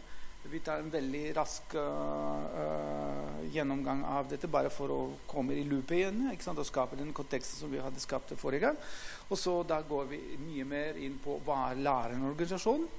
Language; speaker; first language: Norwegian; non-native, fluent; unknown